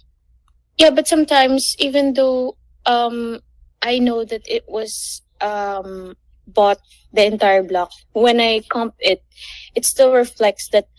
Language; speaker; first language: English; non-native, fluent; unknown